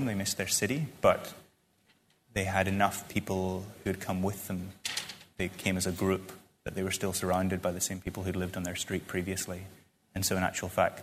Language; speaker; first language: English; native; English